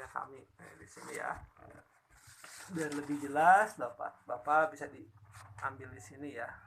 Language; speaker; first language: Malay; non-native, local second language; Sundanese